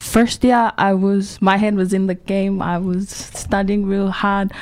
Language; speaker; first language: English; non-native, fluent; Tongan